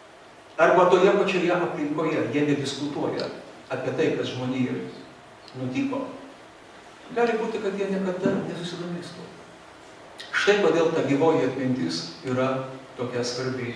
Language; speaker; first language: Lithuanian; native; Lithuanian